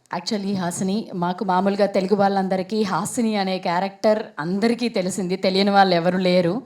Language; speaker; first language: Telugu; native; Telugu